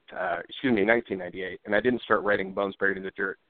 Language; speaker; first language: English; native; English